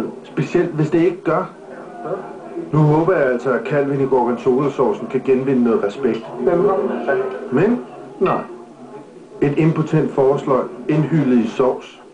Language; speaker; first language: Danish; native; Danish